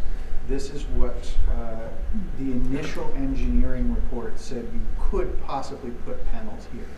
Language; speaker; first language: English; native; English